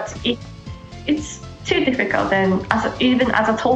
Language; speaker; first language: English; non-native, fluent; Japanese